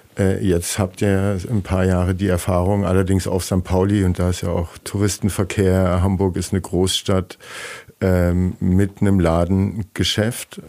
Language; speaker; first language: German; native; German